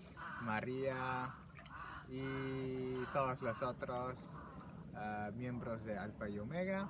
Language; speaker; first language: Spanish; non-native, fluent; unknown